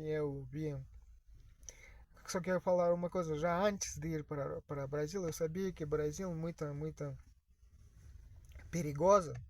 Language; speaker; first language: Portuguese; non-native, fluent; Russian